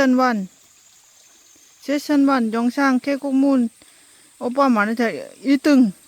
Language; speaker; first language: Korean; non-native, learner; Lao